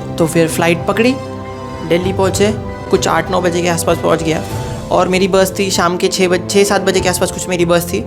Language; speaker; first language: Hindi; non-native, local second language; Marathi